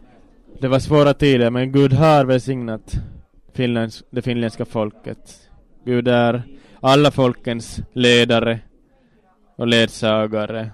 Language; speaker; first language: Swedish; non-native, local second language; Finnish